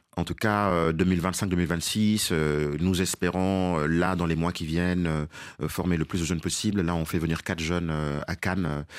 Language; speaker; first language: French; non-native, local second language; Wolof